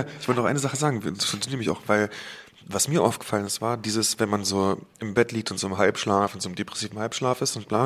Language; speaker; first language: German; native; German